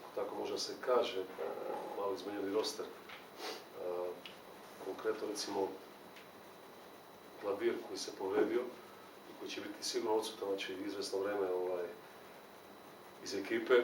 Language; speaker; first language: Serbian; native; Serbian